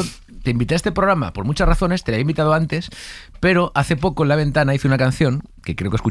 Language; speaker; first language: Spanish; native; Spanish